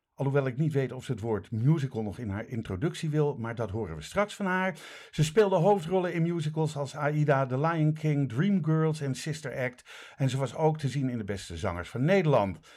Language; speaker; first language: Dutch; native; Dutch